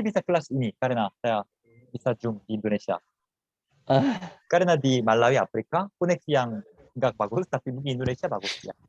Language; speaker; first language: Indonesian; non-native, fluent; Korean